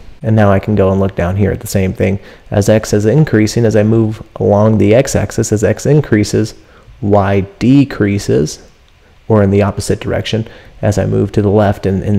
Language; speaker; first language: English; native; English